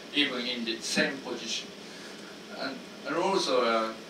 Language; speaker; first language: English; non-native, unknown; Japanese